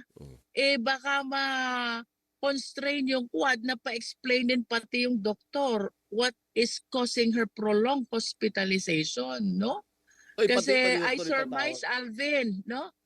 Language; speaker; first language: Filipino; native; Filipino